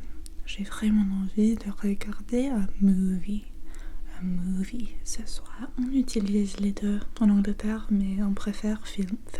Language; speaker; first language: French; non-native, learner; English